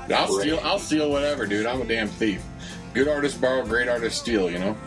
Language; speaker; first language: English; native; English